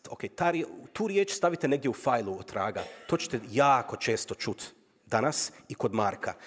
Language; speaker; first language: Croatian; native; Croatian